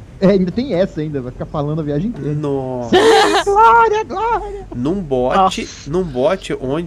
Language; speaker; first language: Portuguese; native; Portuguese